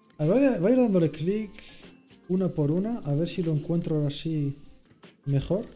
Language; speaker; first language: Spanish; native; Spanish